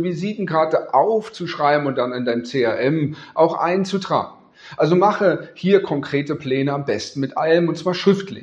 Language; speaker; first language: German; native; German